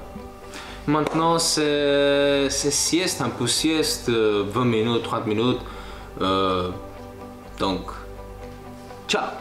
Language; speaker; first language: French; non-native, learner; Croatian